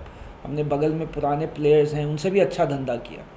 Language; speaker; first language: Hindi; native; Hindi